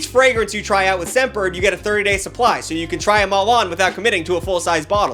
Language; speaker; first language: English; native; English